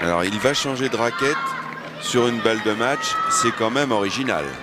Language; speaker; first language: French; native; French